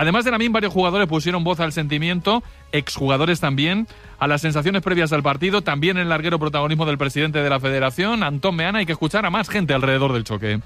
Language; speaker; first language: Spanish; native; Spanish